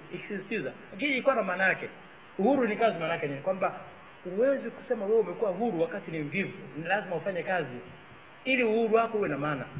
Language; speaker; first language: Swahili; native; Swahili